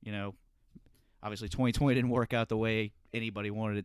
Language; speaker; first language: English; native; English